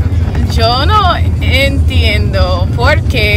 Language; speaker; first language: Spanish; non-native, learner; English